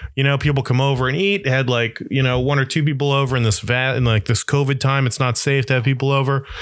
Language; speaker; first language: English; native; English